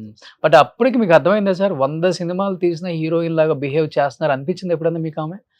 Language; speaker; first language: Telugu; native; Telugu